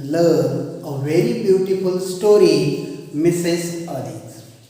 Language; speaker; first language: English; non-native, local second language; Marathi